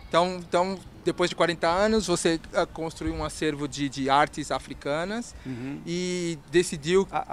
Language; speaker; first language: Portuguese; native; Portuguese